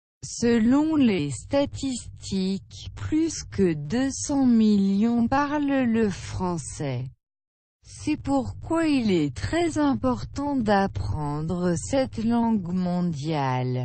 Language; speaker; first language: French; non-native, learner; Russian